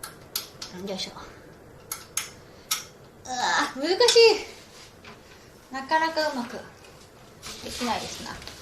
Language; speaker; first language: Japanese; native; Japanese